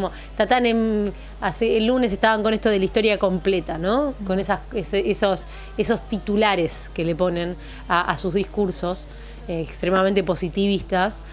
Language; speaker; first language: Spanish; native; Spanish